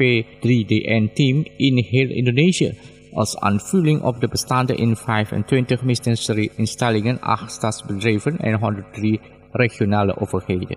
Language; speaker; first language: Dutch; non-native, fluent; Indonesian